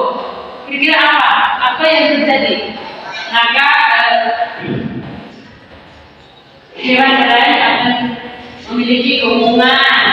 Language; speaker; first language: Indonesian; native; Indonesian